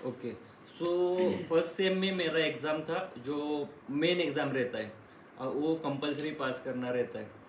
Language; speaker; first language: Hindi; non-native, local second language; Marathi